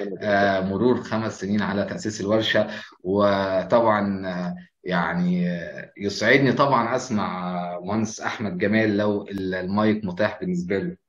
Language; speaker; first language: Arabic; native; Arabic